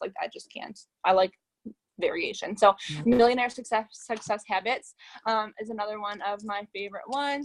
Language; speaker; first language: English; native; English